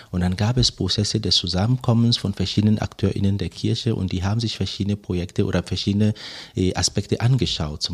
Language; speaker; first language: German; non-native, fluent; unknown